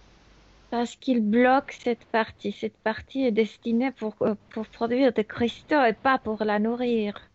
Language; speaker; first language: French; non-native, fluent; Spanish